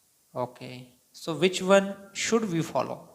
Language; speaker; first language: English; non-native, local second language; Hindi